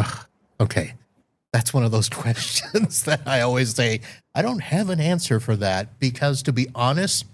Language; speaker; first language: English; native; English